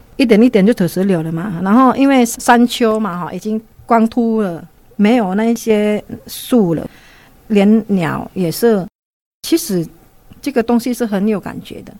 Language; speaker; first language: Chinese; non-native, fluent; Indonesian